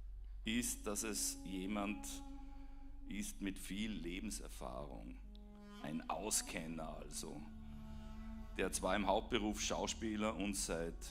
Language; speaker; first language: German; native; German